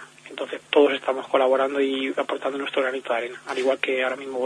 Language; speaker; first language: Spanish; native; Spanish